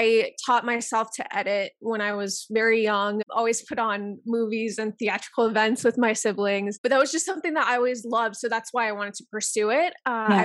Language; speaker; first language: English; native; English